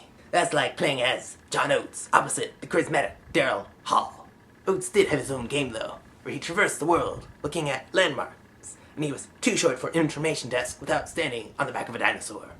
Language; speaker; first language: English; native; English